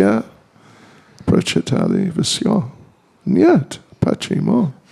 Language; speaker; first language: Russian; non-native, learner; English